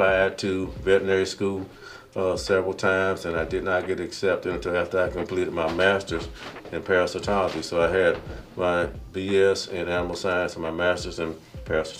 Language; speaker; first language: English; native; English